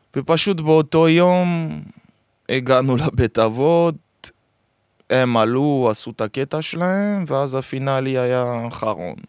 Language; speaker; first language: Hebrew; early bilingual, other home language; French